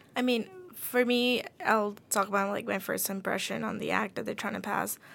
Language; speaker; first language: English; early bilingual, other home language; Spanish